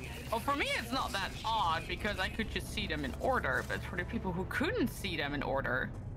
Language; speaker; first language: English; non-native, fluent; Dutch